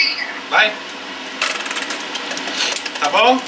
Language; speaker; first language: Portuguese; native; Portuguese